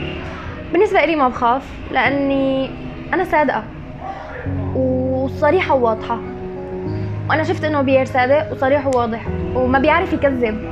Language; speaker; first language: Arabic; native; Arabic